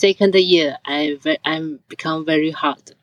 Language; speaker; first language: English; non-native, learner; Chinese